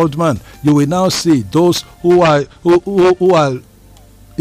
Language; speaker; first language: English; non-native, local second language; Yoruba